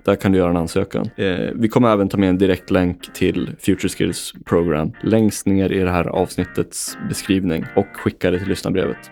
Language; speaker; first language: Swedish; native; Swedish